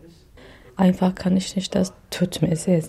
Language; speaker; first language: German; non-native, learner; Turkish